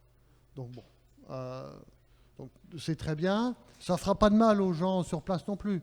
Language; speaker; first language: French; native; French